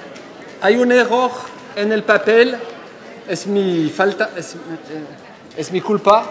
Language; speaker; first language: Spanish; non-native, fluent; French